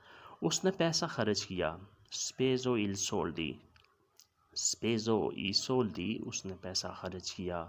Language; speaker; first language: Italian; non-native, learner; Urdu